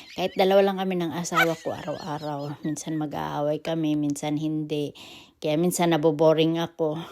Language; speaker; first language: Filipino; non-native, local second language; Cebuano